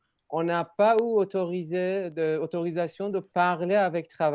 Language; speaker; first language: French; non-native, learner; Persian